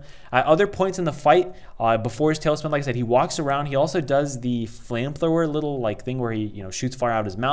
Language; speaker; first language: English; native; English